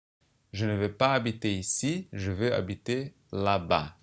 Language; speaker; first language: French; non-native, fluent; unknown